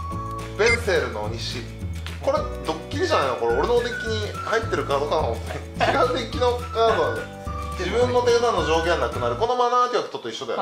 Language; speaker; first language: Japanese; native; Japanese